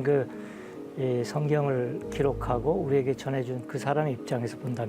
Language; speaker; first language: Korean; native; Korean